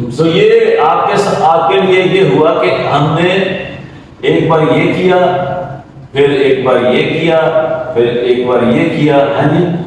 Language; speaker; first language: Urdu; native; Urdu